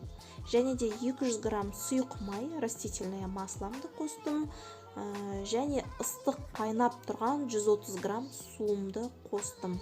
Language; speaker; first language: Kazakh; native; Kazakh